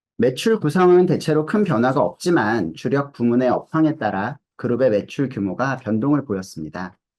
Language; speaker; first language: Korean; native; Korean